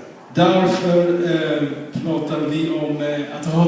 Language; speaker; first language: Swedish; non-native, fluent; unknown